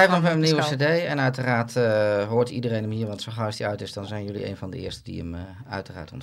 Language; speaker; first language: Dutch; native; Dutch